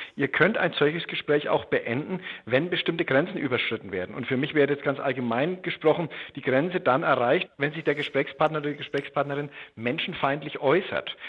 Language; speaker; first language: German; native; German